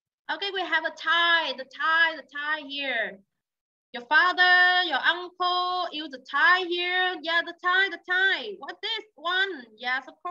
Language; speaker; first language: English; non-native, learner; Vietnamese